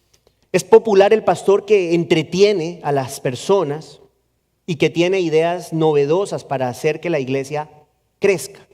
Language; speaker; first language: Spanish; native; Spanish